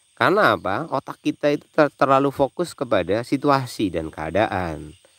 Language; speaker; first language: Indonesian; native; Indonesian